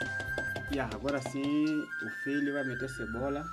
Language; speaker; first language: Portuguese; non-native, learner; Vietnamese